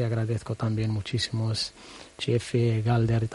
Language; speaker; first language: Spanish; non-native, learner; Arabic